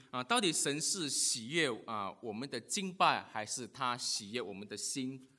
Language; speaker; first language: Chinese; non-native, local second language; Cantonese